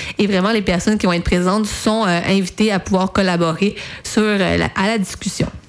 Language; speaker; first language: French; native; French